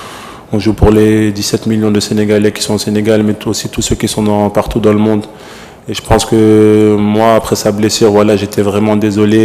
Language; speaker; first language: French; native; French